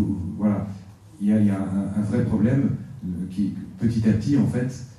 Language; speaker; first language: French; native; French